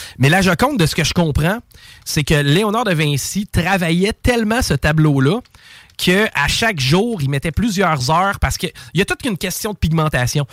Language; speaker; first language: French; native; French